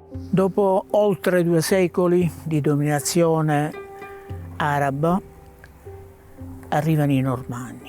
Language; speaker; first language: Italian; native; Italian